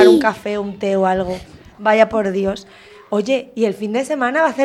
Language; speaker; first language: Spanish; native; Spanish